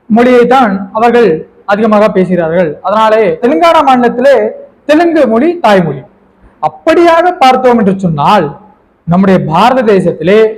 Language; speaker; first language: Tamil; non-native, local second language; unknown